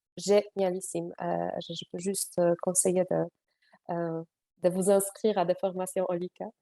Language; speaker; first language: French; non-native, fluent; Polish